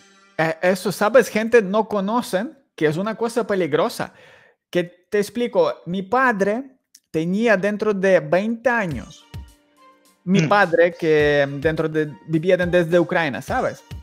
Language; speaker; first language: Spanish; non-native, learner; Ukrainian